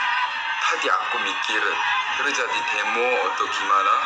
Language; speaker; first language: Indonesian; non-native, fluent; Korean